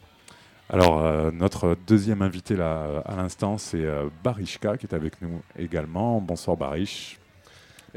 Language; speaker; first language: French; native; French